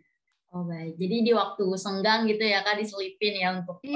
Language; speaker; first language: Indonesian; native; Indonesian